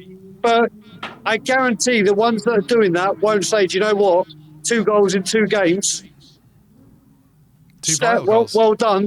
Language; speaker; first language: English; native; English